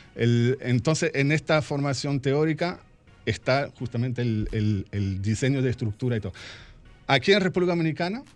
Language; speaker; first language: Spanish; early bilingual, heritage; Spanish